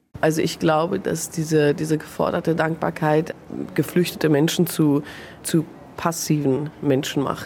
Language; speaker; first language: German; early bilingual, other home language; Persian